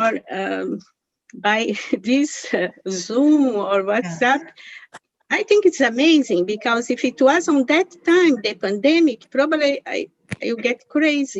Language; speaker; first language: English; non-native, learner; Portuguese